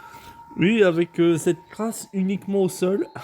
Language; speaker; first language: French; native; French